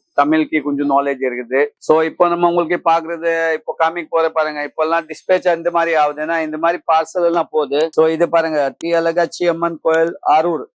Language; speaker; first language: Tamil; non-native, fluent; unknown